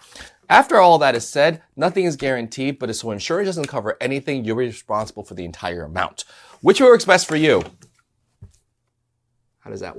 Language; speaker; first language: English; native; English